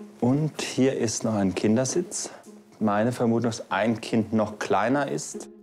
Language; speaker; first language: German; native; German